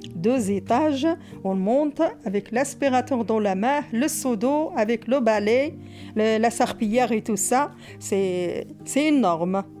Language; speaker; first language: French; non-native, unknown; Arabic